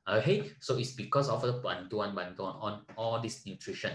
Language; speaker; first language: English; non-native, local second language; Malay